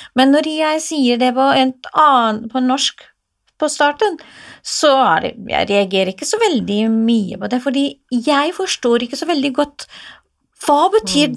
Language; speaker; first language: Norwegian; non-native, fluent; Assyrian Neo-Aramaic